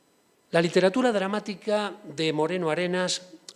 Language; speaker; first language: Spanish; native; Spanish